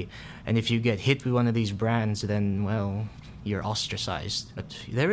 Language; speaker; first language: English; non-native, local second language; Filipino